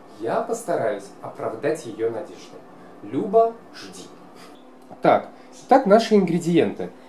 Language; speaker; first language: Russian; non-native, local second language; Kara-Kalpak